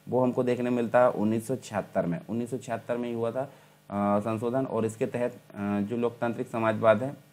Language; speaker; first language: Hindi; native; Hindi